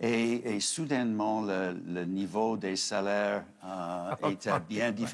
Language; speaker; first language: French; non-native, fluent; English